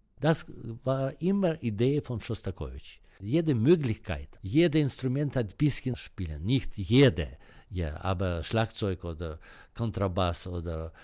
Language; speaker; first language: German; non-native, learner; Russian